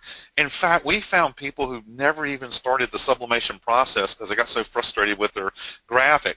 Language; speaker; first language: English; native; English